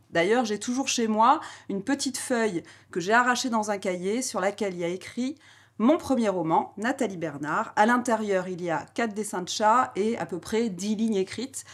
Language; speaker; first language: French; native; French